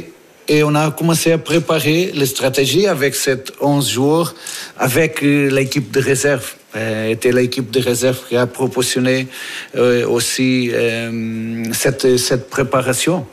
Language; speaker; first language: French; non-native, fluent; Portuguese